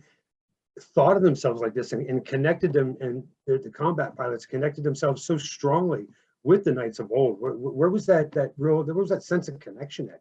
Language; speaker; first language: English; native; English